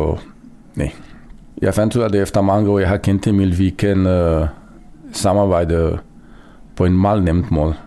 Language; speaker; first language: Danish; non-native, fluent; Romanian